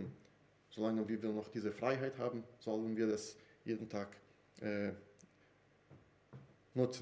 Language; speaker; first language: German; non-native, fluent; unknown